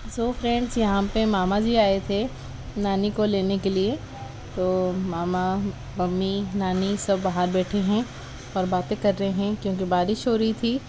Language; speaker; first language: Hindi; non-native, local second language; Odia